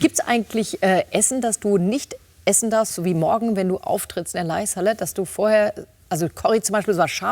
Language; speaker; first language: German; native; German